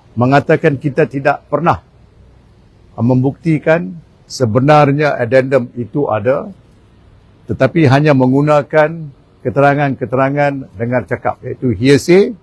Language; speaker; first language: Malay; native; Malay